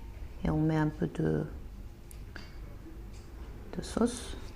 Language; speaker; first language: French; non-native, learner; Korean